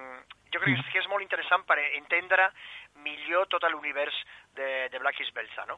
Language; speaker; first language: Catalan; non-native, fluent; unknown